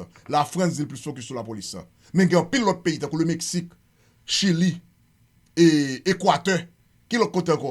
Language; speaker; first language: Haitian Creole; native; Haitian Creole